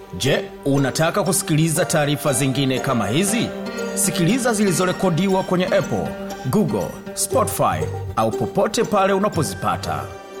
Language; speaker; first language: Swahili; non-native, local second language; Rundi